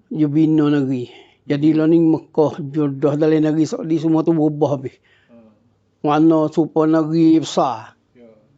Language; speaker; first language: Malay; native; Malay